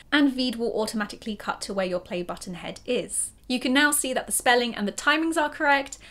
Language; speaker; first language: English; native; English